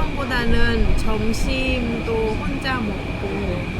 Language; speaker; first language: Korean; non-native, local second language; Vietnamese